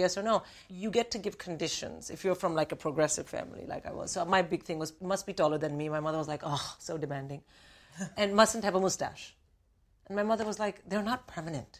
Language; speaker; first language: English; non-native, local second language; Hindi